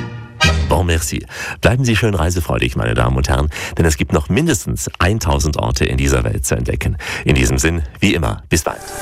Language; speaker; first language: German; native; German